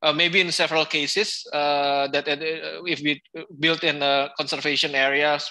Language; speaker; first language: English; non-native, fluent; Indonesian